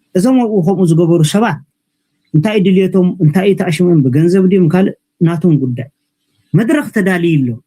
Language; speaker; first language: Tigrinya; native; Tigrinya